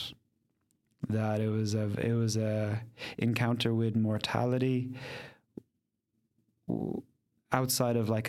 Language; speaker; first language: English; native; English